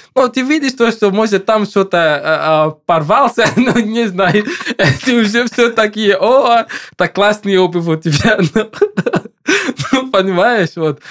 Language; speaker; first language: Russian; non-native, learner; English